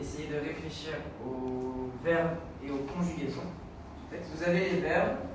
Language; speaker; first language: French; non-native, fluent; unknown